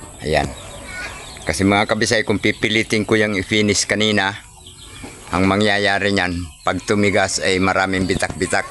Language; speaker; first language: Filipino; non-native, local second language; Cebuano